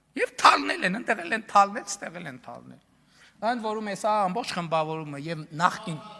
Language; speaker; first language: Armenian; native; Armenian